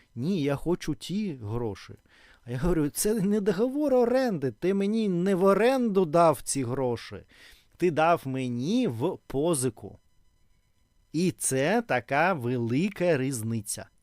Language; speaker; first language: Ukrainian; non-native, learner; Russian